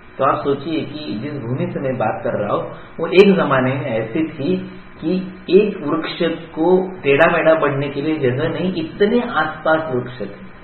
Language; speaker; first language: Hindi; non-native, local second language; Marathi